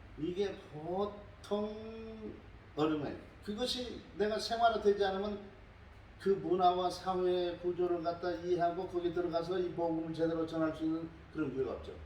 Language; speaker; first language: Korean; native; Korean